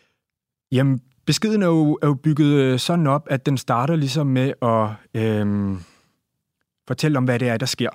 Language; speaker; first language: Danish; native; Danish